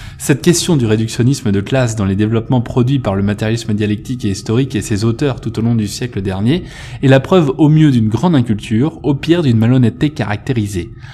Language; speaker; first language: French; native; French